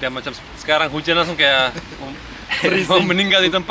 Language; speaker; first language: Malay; early bilingual, other home language; German